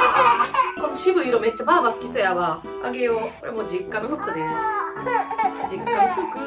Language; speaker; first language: Japanese; native; Japanese